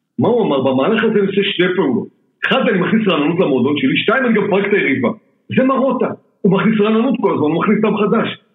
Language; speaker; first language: Hebrew; native; Hebrew